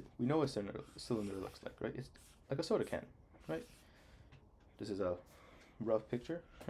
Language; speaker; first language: English; native; English